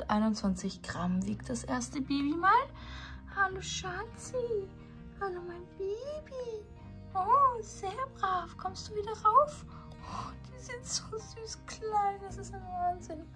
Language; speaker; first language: German; native; German